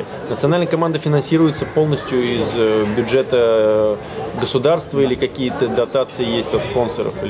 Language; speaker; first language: Russian; native; Russian